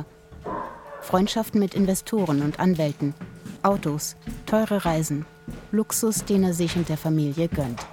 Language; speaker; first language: German; native; German